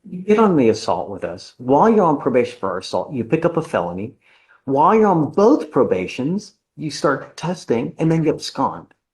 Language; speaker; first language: English; native; English